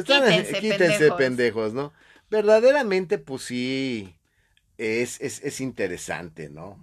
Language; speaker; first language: Spanish; native; Spanish